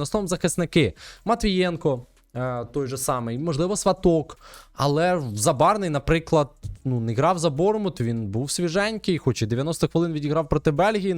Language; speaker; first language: Ukrainian; native; Ukrainian